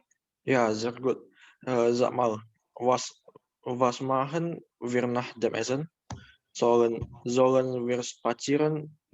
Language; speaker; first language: German; non-native, learner; Indonesian